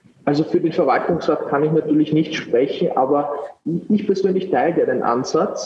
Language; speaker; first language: German; native; German